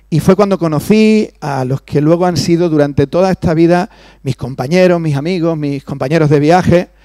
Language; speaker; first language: Spanish; native; Spanish